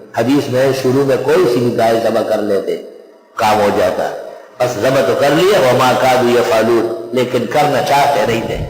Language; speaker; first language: Urdu; non-native, local second language; Pashto